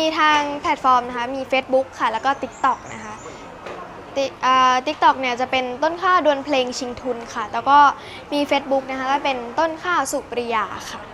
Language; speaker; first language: Thai; native; Thai